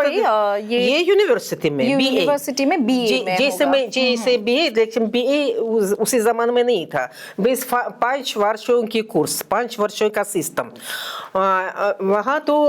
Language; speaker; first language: Hindi; non-native, fluent; Russian